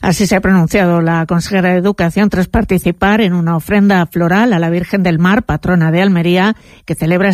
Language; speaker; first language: Spanish; native; Spanish